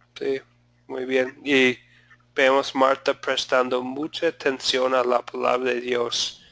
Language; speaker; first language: Spanish; non-native, fluent; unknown